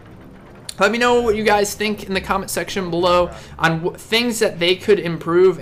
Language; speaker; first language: English; native; English